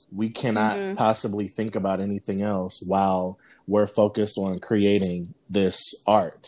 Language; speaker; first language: English; native; English